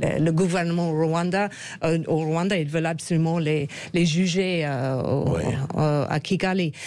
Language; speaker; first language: French; non-native, fluent; English